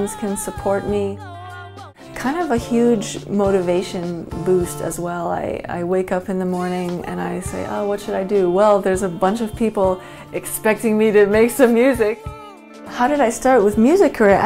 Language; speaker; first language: English; native; English